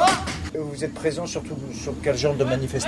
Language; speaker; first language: French; native; French